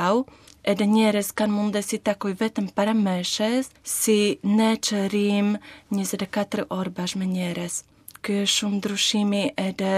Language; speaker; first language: Albanian; non-native, learner; Slovak